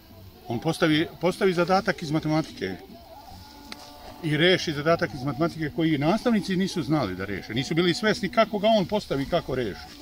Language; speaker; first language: Bosnian; native; Bosnian